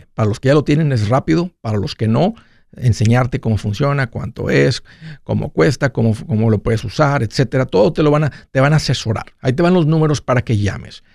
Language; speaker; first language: Spanish; native; Spanish